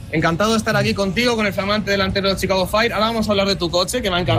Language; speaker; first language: Spanish; native; Spanish